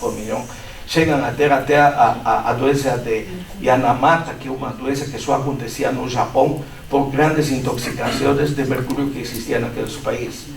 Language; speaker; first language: Portuguese; non-native, fluent; Spanish